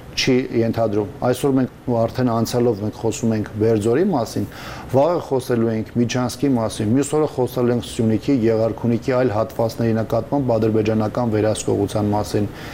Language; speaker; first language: Armenian; native; Armenian